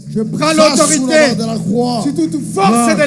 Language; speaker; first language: French; non-native, local second language; Lingala